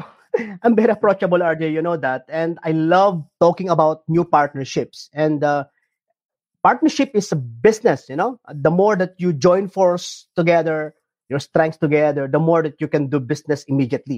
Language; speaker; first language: English; non-native, local second language; Iloko